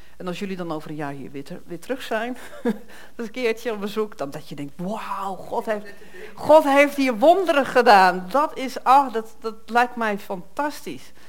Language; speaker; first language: Dutch; native; Dutch